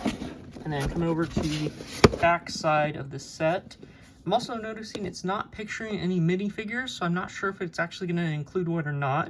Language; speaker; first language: English; native; English